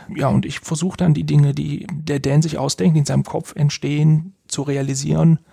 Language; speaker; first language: German; native; German